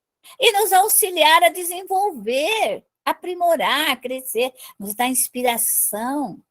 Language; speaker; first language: Portuguese; native; Portuguese